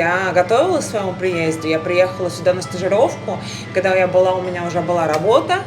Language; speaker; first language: Russian; native; Russian